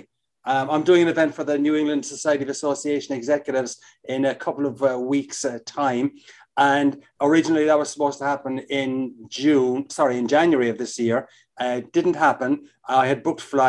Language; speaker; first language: English; native; English